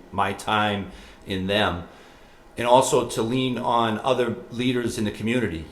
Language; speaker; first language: English; native; English